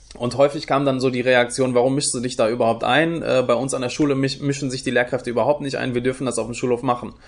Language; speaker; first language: German; early bilingual, other home language; Turkish